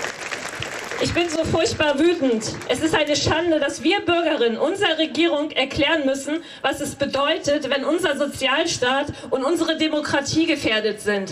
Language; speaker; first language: German; native; German